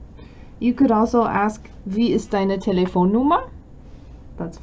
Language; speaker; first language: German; non-native, fluent; English